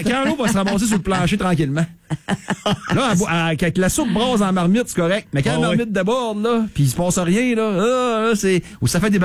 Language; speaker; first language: French; native; French